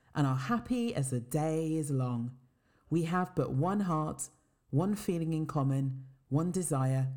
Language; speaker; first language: English; native; English